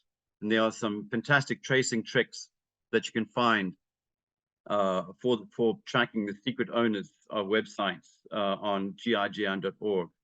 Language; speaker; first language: English; native; English